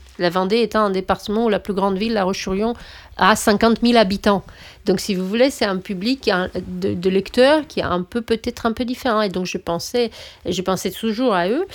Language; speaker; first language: French; non-native, fluent; Romanian